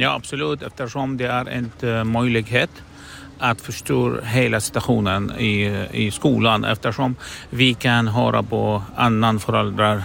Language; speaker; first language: Swedish; non-native, learner; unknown